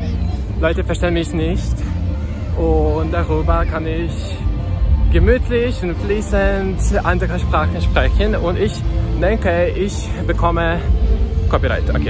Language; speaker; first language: German; non-native, learner; Serbian